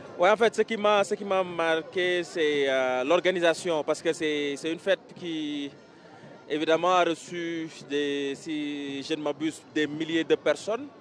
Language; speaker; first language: French; non-native, local second language; Wolof